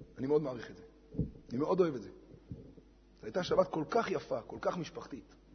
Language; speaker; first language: Hebrew; native; Hebrew